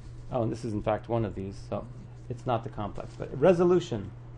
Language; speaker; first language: English; native; English